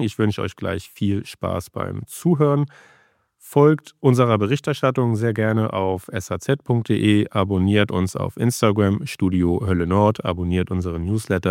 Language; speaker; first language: German; native; German